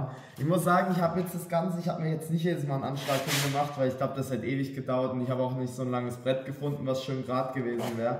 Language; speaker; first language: German; native; German